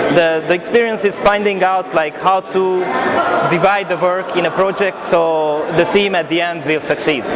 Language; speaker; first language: English; non-native, fluent; Hungarian